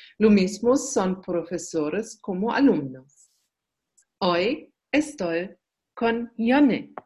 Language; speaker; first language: Spanish; non-native, learner; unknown